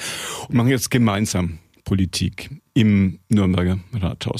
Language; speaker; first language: German; native; German